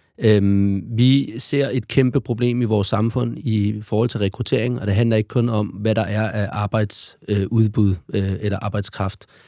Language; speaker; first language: Danish; native; Danish